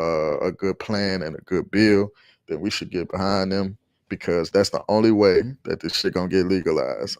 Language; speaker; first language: English; native; English